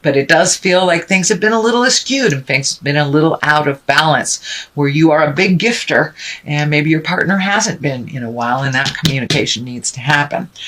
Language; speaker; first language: English; native; English